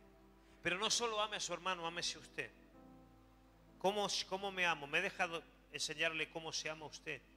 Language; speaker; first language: Spanish; native; Spanish